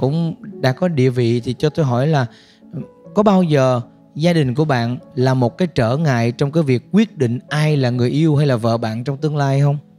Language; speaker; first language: Vietnamese; native; Vietnamese